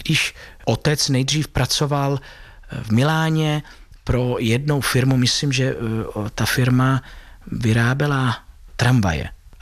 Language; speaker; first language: Czech; non-native, fluent; Italian